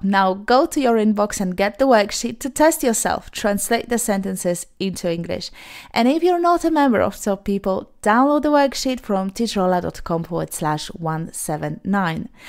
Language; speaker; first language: English; non-native, fluent; Polish